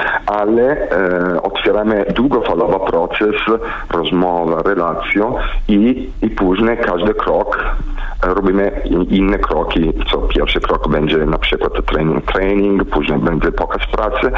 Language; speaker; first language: Polish; non-native, learner; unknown